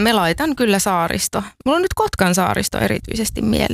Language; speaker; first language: Finnish; native; Finnish